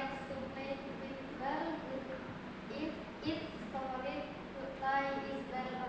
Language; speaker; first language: English; non-native, learner; Indonesian